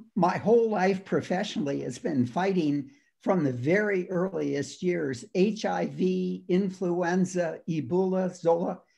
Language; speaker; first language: English; native; English